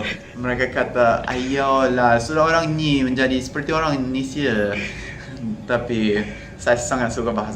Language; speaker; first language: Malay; non-native, fluent; English